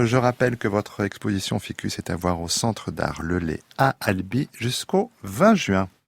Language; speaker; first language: French; native; French